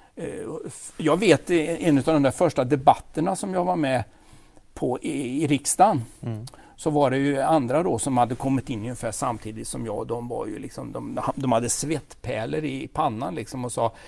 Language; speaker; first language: Swedish; native; Swedish